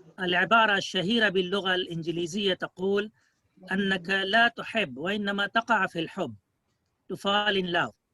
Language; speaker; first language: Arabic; non-native, fluent; Urdu